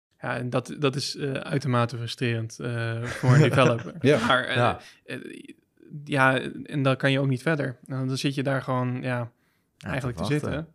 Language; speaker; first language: Dutch; native; Dutch